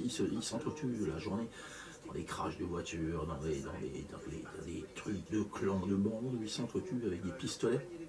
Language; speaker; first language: French; native; French